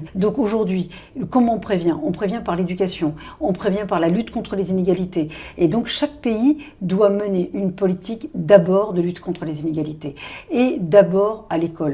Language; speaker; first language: French; native; French